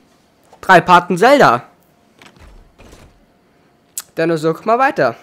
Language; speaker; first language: German; native; German